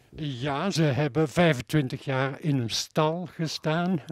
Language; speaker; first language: Dutch; native; Dutch